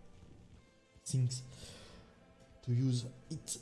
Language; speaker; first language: English; non-native, learner; French